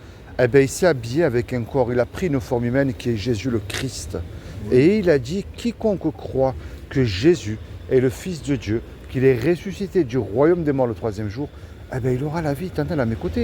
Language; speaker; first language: French; native; French